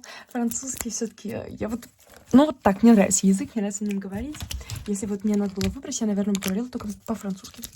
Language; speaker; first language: Russian; early bilingual, heritage; Russian